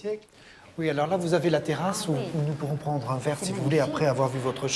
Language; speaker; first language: French; native; French